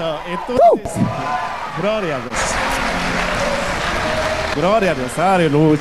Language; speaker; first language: Portuguese; non-native, learner; Haitian Creole